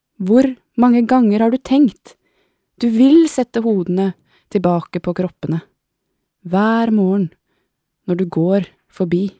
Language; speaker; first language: Norwegian; native; Norwegian